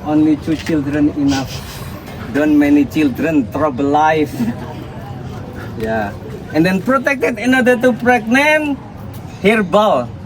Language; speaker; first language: English; non-native, learner; Indonesian